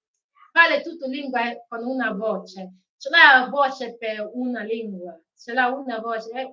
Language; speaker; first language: Italian; non-native, learner; Igbo